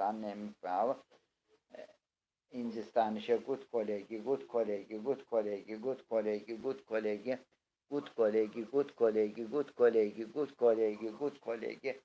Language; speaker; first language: German; non-native, learner; Turkish